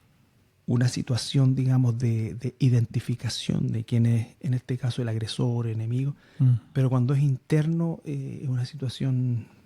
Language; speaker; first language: Spanish; native; Spanish